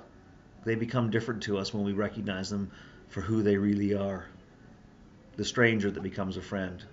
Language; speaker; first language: English; native; English